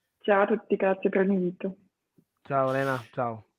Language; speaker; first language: Italian; non-native, fluent; German